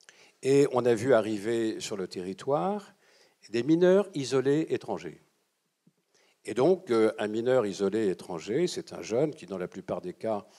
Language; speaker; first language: French; native; French